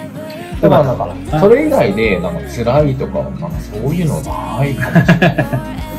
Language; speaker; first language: Japanese; native; Japanese